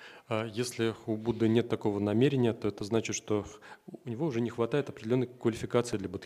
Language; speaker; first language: Russian; native; Russian